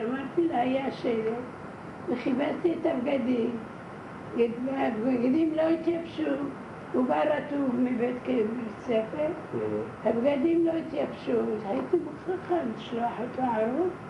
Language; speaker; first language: Hebrew; non-native, fluent; Arabic